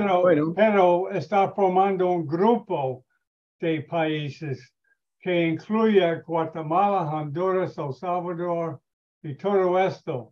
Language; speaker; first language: Spanish; non-native, learner; English